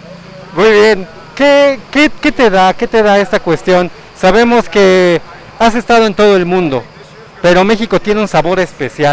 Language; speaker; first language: Spanish; native; Spanish